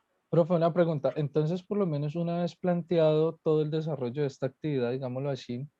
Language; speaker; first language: Spanish; native; Spanish